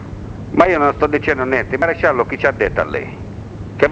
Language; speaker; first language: Italian; native; Italian